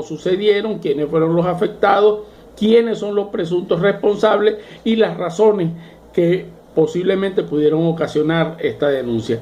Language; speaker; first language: Spanish; native; Spanish